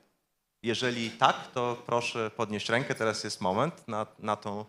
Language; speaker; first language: Polish; native; Polish